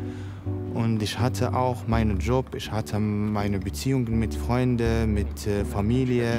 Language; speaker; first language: German; non-native, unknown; Arabic